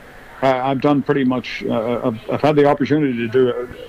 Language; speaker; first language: English; native; English